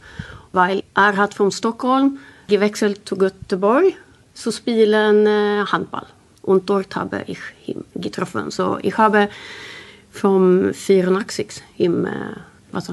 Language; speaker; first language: German; non-native, learner; Swedish